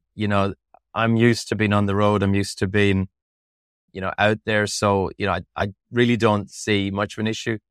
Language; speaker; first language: English; native; English